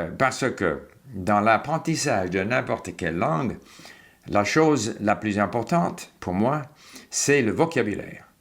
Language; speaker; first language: French; non-native, fluent; English